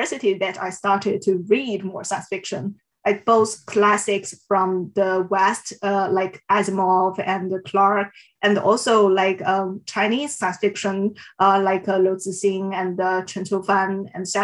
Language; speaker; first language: English; non-native, fluent; Chinese